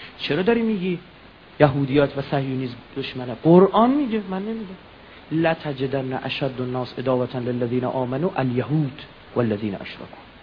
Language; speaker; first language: Persian; native; Persian